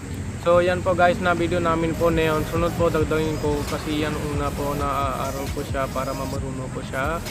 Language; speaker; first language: Filipino; non-native, learner; Punjabi